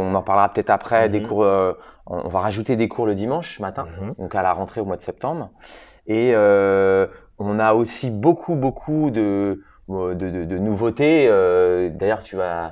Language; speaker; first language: French; native; French